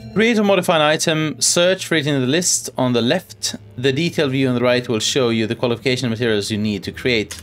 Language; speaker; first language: English; non-native, fluent; Swedish